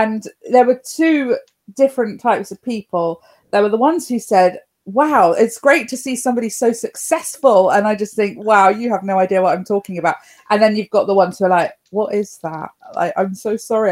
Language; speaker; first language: English; native; English